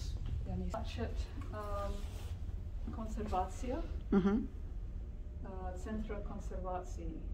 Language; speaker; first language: Russian; non-native, learner; English